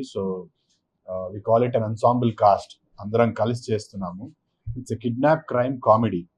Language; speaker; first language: Telugu; native; Telugu